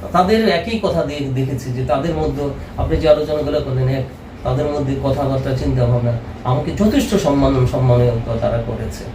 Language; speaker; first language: Bangla; native; Bangla